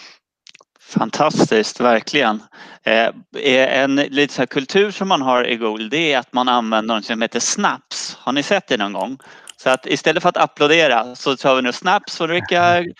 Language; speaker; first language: Swedish; native; Swedish